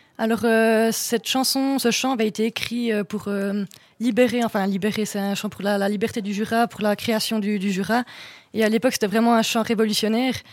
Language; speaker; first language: French; native; French